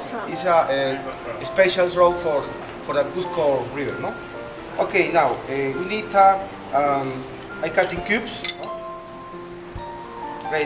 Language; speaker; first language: English; non-native, learner; Spanish